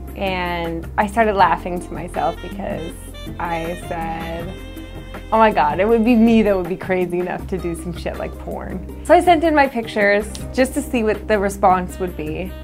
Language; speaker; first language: English; native; English